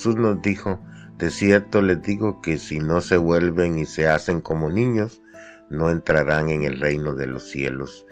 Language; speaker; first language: Spanish; native; Spanish